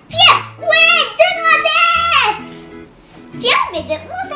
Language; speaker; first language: French; early bilingual, heritage; French